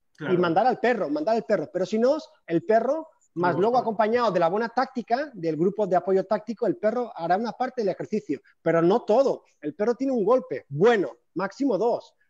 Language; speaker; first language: Spanish; native; Spanish